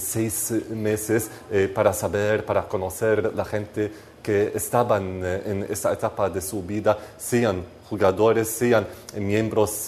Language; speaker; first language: Spanish; non-native, fluent; Arabic